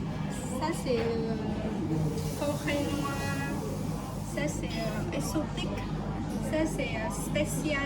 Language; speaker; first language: French; non-native, learner; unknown